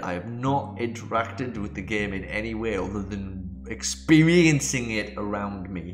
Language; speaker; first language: English; native; English